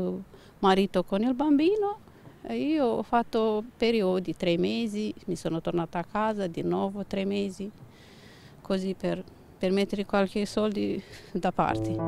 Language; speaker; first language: Italian; non-native, learner; Romanian